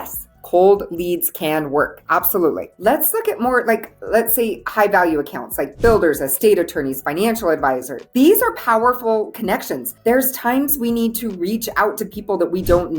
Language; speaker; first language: English; native; English